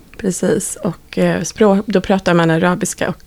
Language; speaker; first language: Swedish; native; Swedish